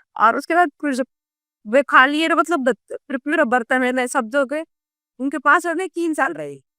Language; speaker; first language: Hindi; non-native, local second language; Gondi